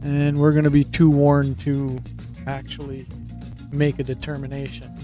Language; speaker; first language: English; native; English